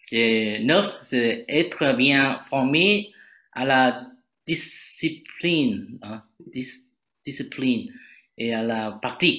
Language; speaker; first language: French; non-native, learner; Vietnamese